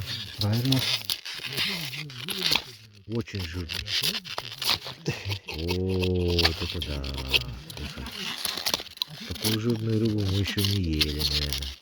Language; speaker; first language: Russian; native; Russian